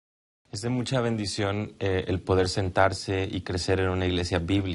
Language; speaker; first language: Spanish; native; Spanish